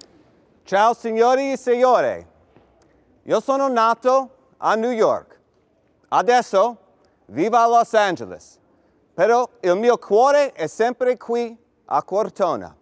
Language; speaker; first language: Italian; non-native, learner; English